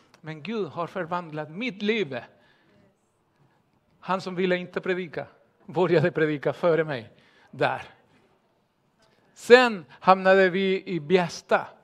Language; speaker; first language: Swedish; non-native, fluent; Spanish